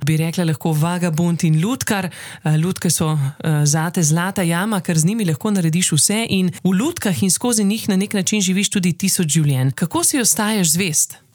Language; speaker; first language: Slovenian; native; Slovenian